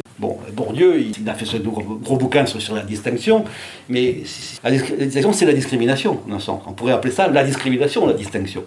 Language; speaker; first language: French; native; French